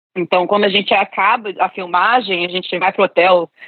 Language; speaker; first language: Portuguese; early bilingual, other home language; English